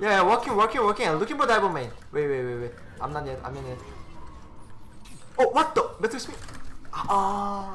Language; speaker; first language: English; non-native, learner; Korean